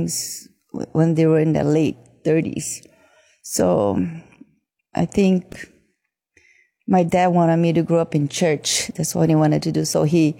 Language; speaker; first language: English; non-native, fluent; Japanese